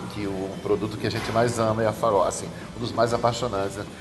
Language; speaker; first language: Portuguese; native; Portuguese